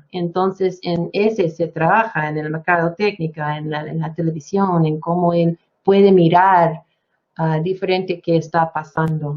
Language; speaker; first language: Spanish; non-native, fluent; English